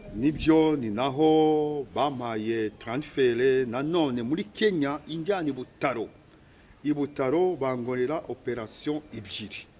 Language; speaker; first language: Kinyarwanda; early bilingual, heritage; Kinyarwanda